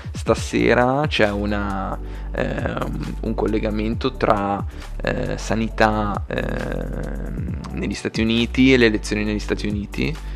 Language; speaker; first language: Italian; native; Italian